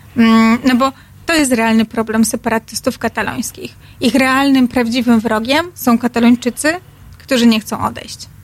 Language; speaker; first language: Polish; native; Polish